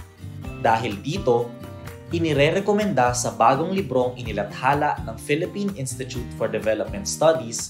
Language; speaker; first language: Filipino; native; Filipino